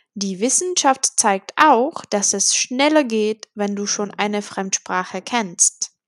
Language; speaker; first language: German; non-native, fluent; Czech